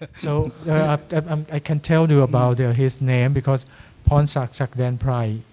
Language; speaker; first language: English; non-native, fluent; Thai